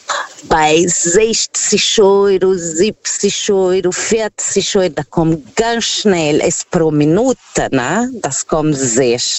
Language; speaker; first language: German; non-native, fluent; Portuguese